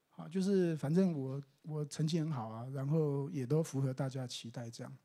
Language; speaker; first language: Chinese; native; Chinese